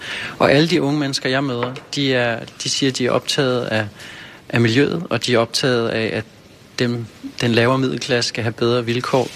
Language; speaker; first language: Danish; native; Danish